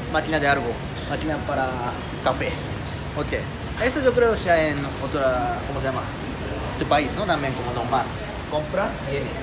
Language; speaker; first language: Spanish; non-native, learner; Japanese